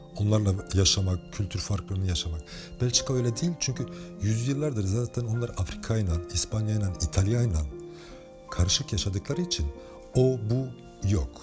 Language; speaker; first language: Turkish; early bilingual, heritage; Turkish